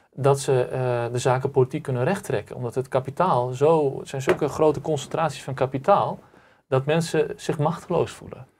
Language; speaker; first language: Dutch; early bilingual, other home language; Turkish